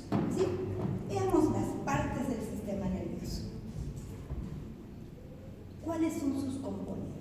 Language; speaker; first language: Spanish; native; Spanish